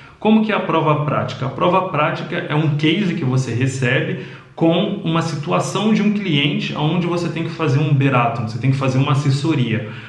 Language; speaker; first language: Portuguese; native; Portuguese